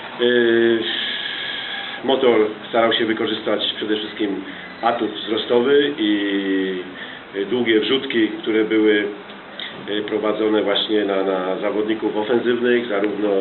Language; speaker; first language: Polish; native; Polish